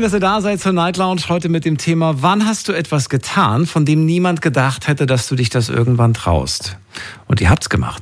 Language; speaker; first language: German; native; German